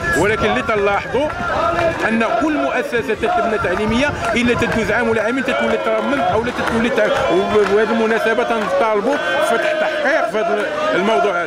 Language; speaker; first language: Arabic; native; Arabic